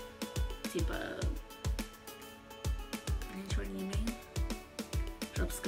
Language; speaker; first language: Russian; early bilingual, heritage; Russian